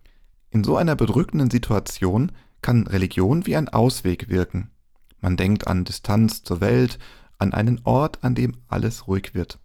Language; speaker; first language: German; native; German